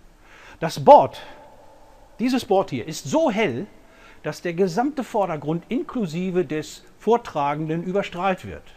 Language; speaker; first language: German; native; German